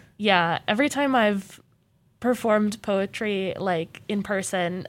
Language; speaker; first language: English; native; English